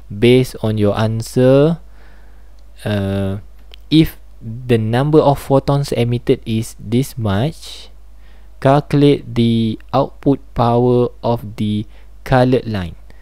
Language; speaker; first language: English; non-native, local second language; Malay